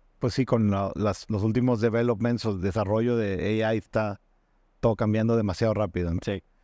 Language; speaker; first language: Spanish; native; Spanish